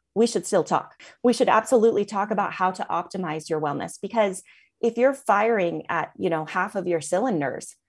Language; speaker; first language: English; native; English